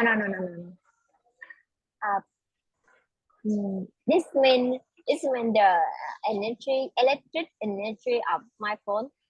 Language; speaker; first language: English; non-native, learner; Vietnamese